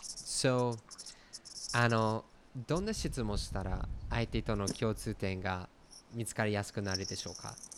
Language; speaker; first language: Japanese; non-native, fluent; English